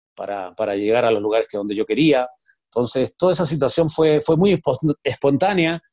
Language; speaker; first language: Spanish; native; Spanish